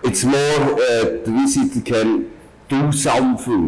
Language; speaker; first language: English; non-native, learner; German